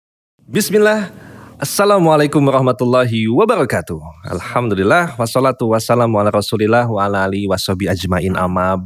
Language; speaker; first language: Indonesian; native; Indonesian